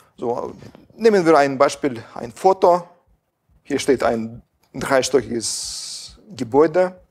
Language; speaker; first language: German; non-native, fluent; Russian